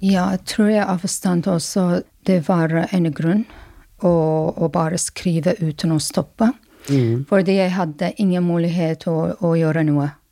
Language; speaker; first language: Norwegian; non-native, fluent; Arabic